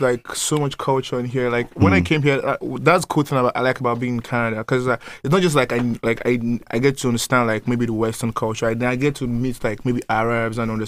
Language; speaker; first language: English; non-native, local second language; Yoruba